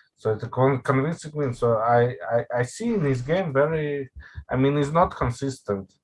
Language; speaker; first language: English; non-native, fluent; Russian